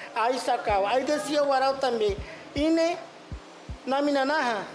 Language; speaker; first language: Spanish; non-native, local second language; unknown